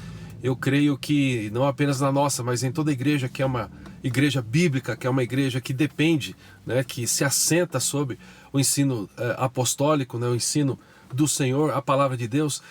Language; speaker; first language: Portuguese; native; Portuguese